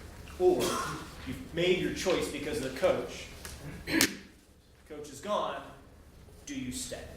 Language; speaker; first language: English; native; English